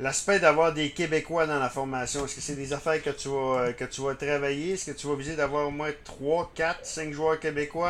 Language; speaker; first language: French; native; French